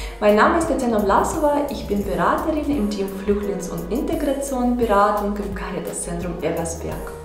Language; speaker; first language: German; non-native, fluent; Russian